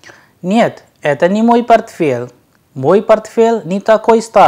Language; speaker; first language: Russian; non-native, fluent; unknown